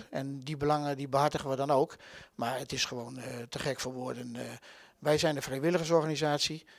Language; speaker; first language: Dutch; native; Dutch